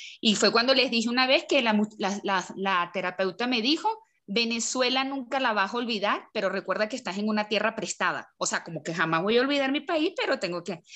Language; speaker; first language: Spanish; native; Spanish